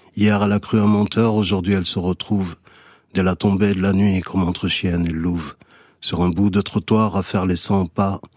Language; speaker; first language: French; early bilingual, other home language; Fula